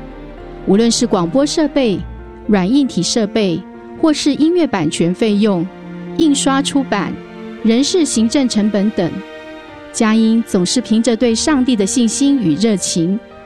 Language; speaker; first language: Chinese; native; Chinese